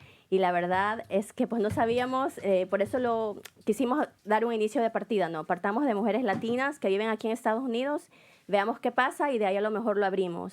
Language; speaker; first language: Spanish; native; Spanish